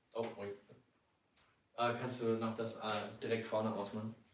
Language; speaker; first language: German; native; German